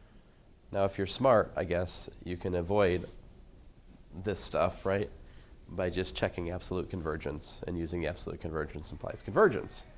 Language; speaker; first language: English; native; English